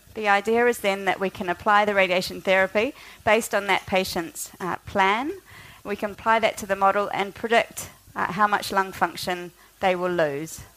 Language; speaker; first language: English; native; English